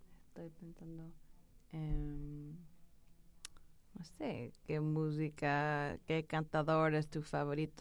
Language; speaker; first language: Spanish; early bilingual, heritage; English